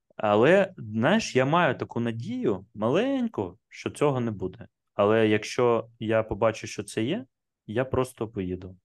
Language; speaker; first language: Ukrainian; non-native, local second language; Russian